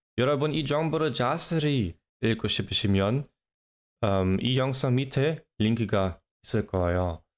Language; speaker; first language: Korean; non-native, fluent; English